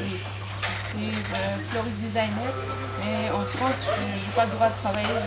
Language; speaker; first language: French; non-native, learner; Armenian